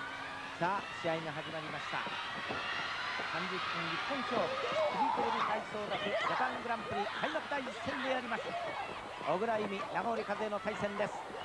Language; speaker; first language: Japanese; native; Japanese